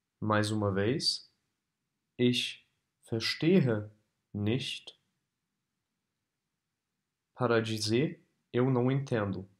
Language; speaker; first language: Portuguese; non-native, fluent; German